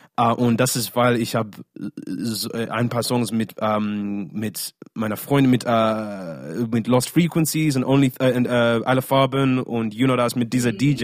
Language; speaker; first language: German; non-native, learner; English